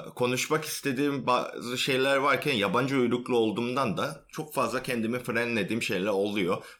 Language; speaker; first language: Turkish; non-native, fluent; Korean